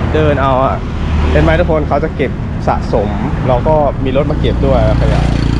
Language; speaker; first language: Thai; native; Thai